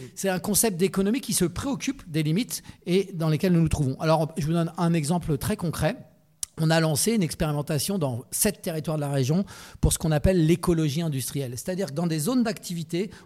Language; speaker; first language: French; native; French